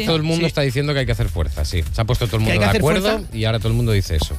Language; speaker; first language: Spanish; native; Spanish